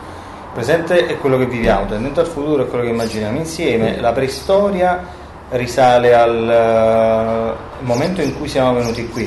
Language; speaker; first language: Italian; native; Italian